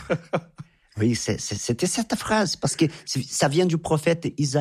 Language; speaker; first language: French; non-native, fluent; Portuguese